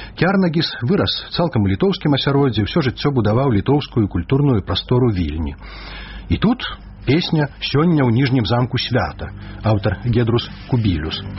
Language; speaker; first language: Belarusian; native; Belarusian